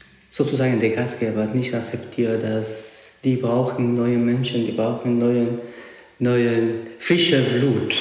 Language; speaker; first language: German; non-native, learner; Spanish